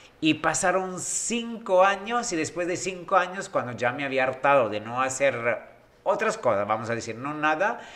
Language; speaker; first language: Spanish; non-native, fluent; Italian